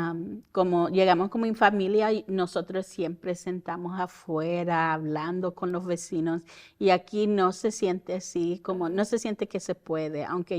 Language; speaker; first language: Spanish; early bilingual, heritage; Spanish